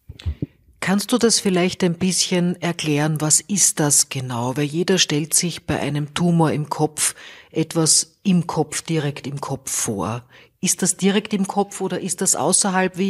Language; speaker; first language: German; native; German